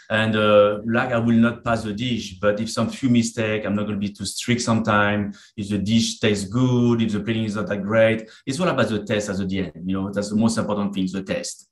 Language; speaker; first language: English; non-native, fluent; French